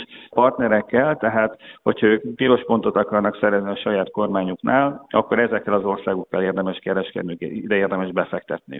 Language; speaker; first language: Hungarian; native; Hungarian